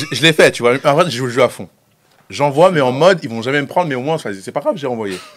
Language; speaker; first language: French; non-native, local second language; Sango